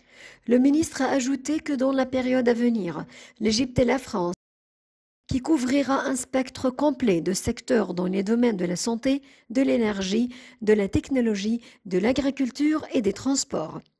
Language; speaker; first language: French; non-native, fluent; Arabic